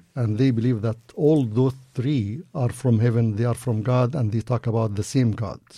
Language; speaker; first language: English; non-native, fluent; Arabic